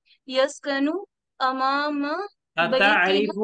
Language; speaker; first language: Arabic; non-native, learner; Urdu